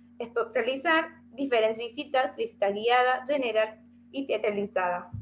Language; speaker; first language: Catalan; non-native, learner; Spanish